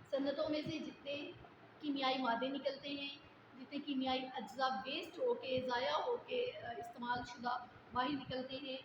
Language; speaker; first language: Urdu; native; Urdu